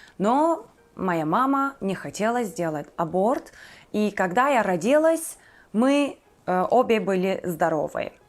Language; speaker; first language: Russian; non-native, fluent; Turkish